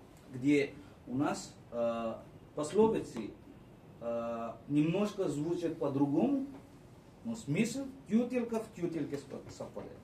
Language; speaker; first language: Russian; non-native, fluent; Marathi